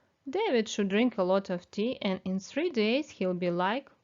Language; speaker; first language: English; non-native, fluent; Ukrainian